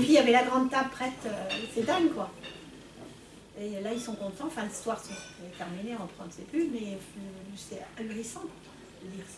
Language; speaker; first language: French; native; French